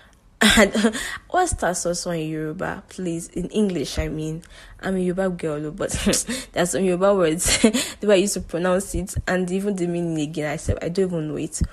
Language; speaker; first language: English; non-native, local second language; Yoruba